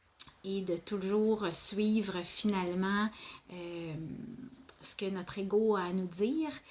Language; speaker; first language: French; native; French